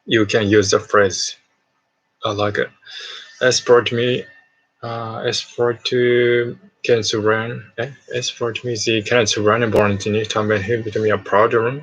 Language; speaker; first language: German; non-native, learner; Japanese